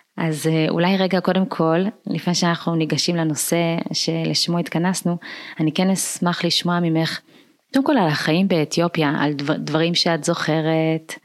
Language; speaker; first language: Hebrew; early bilingual, other home language; Amharic